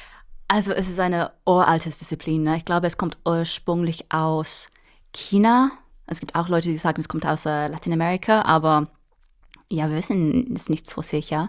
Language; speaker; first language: German; non-native, fluent; English